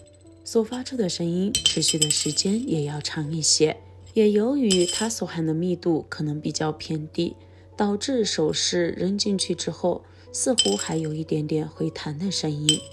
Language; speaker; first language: Chinese; native; Chinese